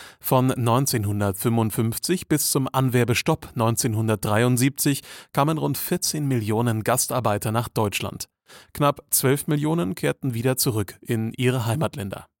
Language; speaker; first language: German; native; German